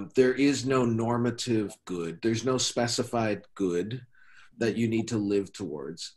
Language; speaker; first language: English; native; English